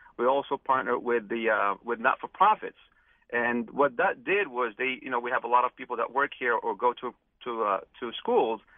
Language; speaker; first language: English; non-native, fluent; Arabic